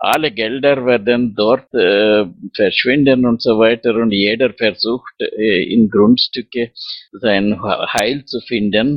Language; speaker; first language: German; non-native, fluent; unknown